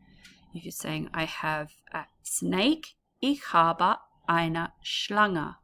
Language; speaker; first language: German; non-native, learner; English